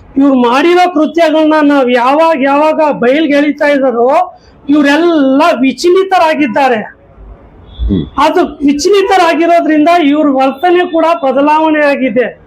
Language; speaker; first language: Kannada; non-native, local second language; Urdu